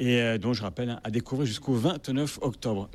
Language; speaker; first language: French; native; French